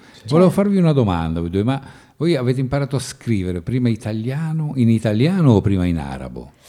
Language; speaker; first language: Italian; native; Italian